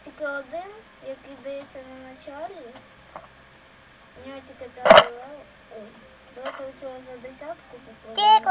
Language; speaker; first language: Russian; non-native, local second language; Ukrainian